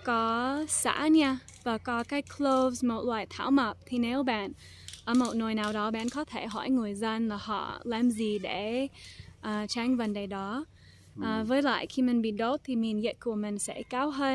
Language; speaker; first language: Vietnamese; non-native, fluent; English